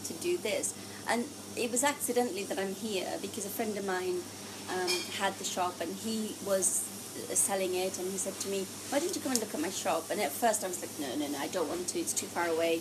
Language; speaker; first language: English; non-native, local second language; Gujarati